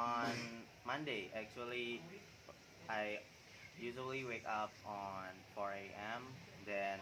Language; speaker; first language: English; non-native, learner; Indonesian